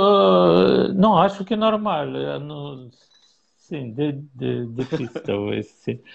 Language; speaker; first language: Portuguese; non-native, learner; Russian